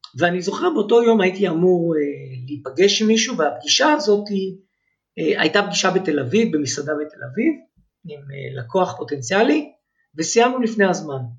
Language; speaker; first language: Hebrew; native; Hebrew